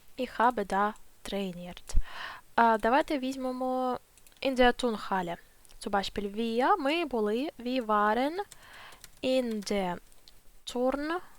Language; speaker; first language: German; non-native, fluent; Ukrainian